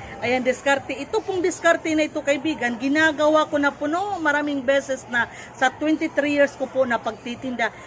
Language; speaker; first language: Filipino; non-native, local second language; Cebuano